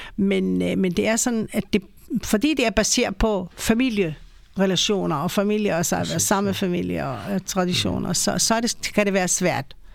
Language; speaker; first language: Danish; non-native, fluent; Hebrew